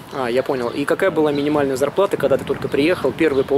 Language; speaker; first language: Russian; native; Russian